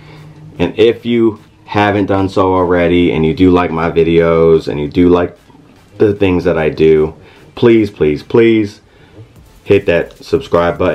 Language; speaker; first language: English; native; English